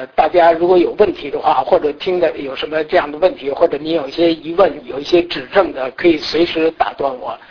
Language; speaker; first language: Chinese; native; Chinese